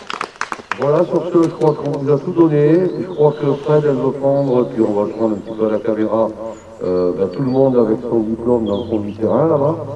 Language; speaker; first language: French; native; French